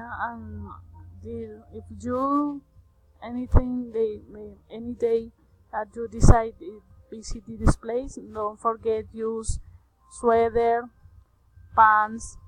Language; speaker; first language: English; non-native, learner; Spanish